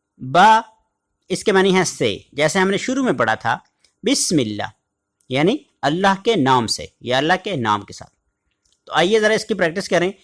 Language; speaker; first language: Urdu; native; Urdu